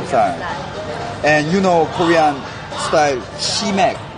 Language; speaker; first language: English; non-native, learner; Korean